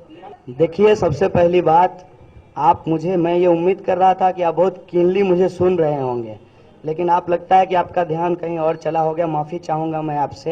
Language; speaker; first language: Hindi; native; Hindi